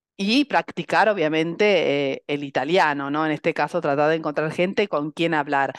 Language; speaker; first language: Spanish; native; Spanish